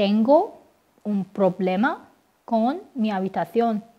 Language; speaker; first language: Spanish; non-native, fluent; Persian